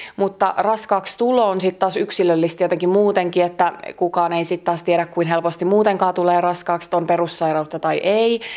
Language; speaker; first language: Finnish; native; Finnish